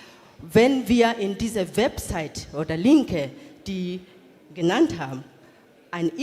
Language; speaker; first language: German; non-native, fluent; Swahili